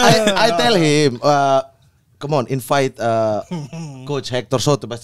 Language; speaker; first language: English; non-native, learner; Indonesian